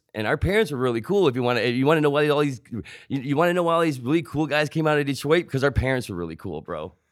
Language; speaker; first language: English; native; English